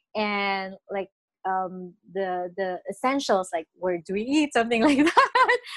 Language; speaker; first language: English; non-native, local second language; Filipino